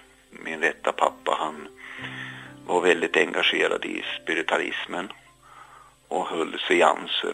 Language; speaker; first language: Swedish; native; Swedish